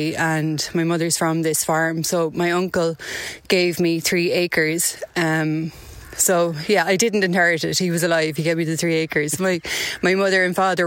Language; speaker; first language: English; native; English